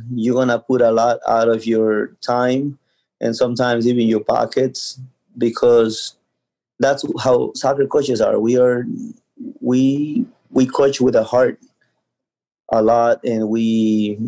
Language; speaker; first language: English; early bilingual, other home language; Spanish